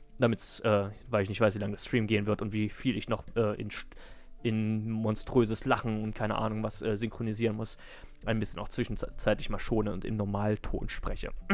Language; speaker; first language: German; native; German